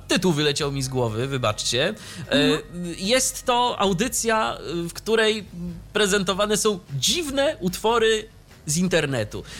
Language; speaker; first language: Polish; native; Polish